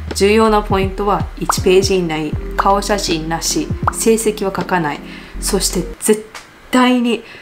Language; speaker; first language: Japanese; native; Japanese